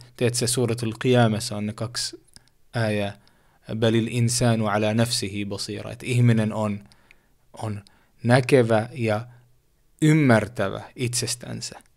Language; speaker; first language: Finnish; early bilingual, other home language; Oromo